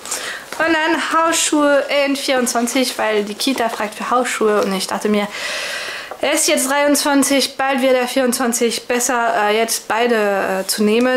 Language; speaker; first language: German; non-native, fluent; French